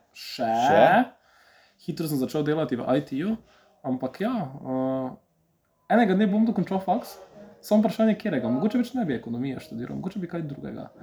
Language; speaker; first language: Slovenian; early bilingual, other home language; Serbian